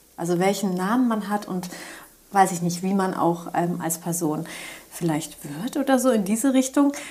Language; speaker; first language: German; early bilingual, other home language; Turkish